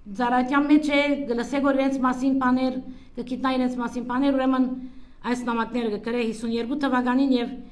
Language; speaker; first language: Armenian; native; Armenian